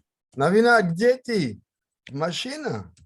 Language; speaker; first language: Russian; non-native, learner; French